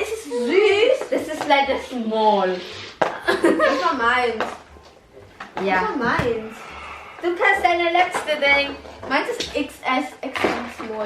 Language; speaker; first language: German; early bilingual, other home language; Filipino